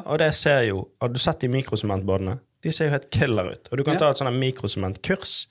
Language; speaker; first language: Norwegian; native; Norwegian